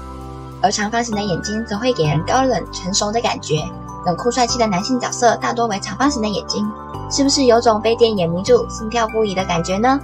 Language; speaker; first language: Chinese; native; Chinese